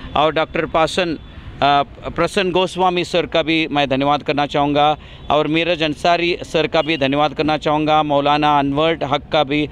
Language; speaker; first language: Hindi; non-native, local second language; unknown